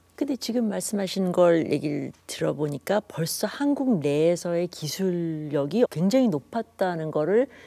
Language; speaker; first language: Korean; native; Korean